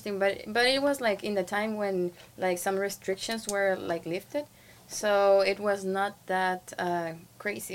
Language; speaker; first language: English; non-native, fluent; Spanish